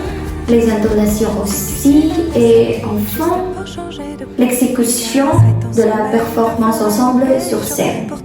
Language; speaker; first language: French; non-native, learner; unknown